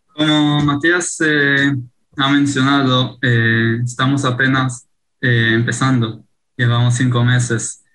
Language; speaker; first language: Spanish; non-native, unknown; Hebrew